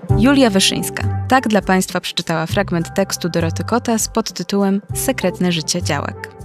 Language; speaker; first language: Polish; native; Polish